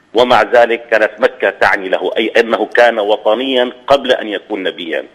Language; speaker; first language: Arabic; native; Arabic